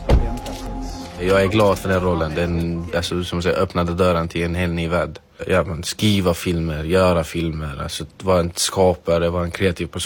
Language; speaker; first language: Swedish; non-native, fluent; Arabic